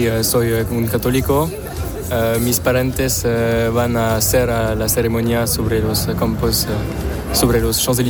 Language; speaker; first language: Spanish; non-native, learner; French